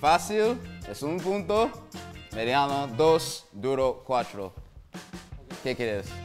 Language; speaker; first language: Spanish; non-native, learner; Dutch